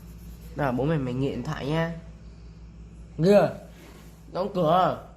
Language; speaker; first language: Vietnamese; native; Vietnamese